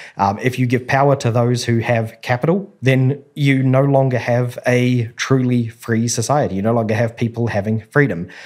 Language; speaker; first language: English; native; English